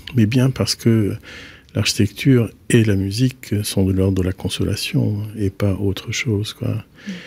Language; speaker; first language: French; native; French